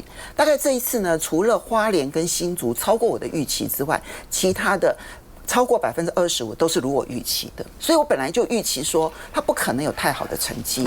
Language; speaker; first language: Chinese; native; Chinese